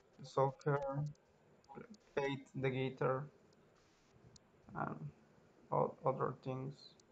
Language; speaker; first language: English; non-native, learner; Spanish